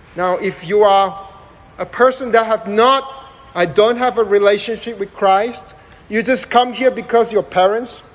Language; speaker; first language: English; non-native, local second language; Chinese